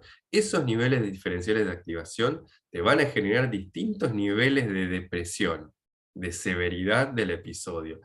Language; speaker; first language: Spanish; native; Spanish